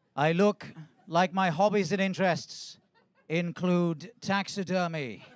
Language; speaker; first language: English; native; English